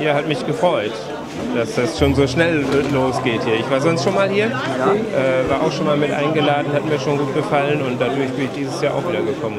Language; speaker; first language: German; native; German